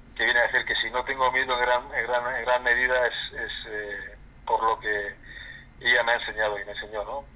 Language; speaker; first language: Spanish; native; Spanish